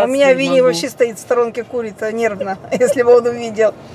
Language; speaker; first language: Russian; native; Russian